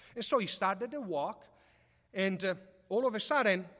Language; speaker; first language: English; non-native, fluent; Italian